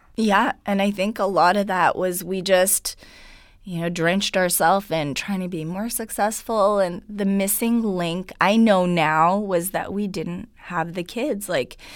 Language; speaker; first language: English; non-native, fluent; Hungarian